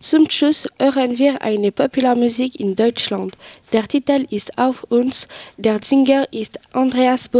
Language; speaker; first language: German; non-native, learner; French